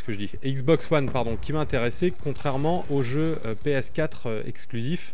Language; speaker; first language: French; native; French